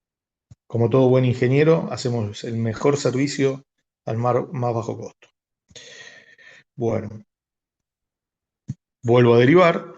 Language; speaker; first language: Spanish; native; Spanish